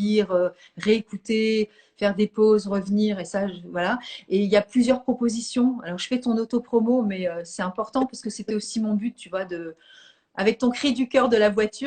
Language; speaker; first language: French; native; French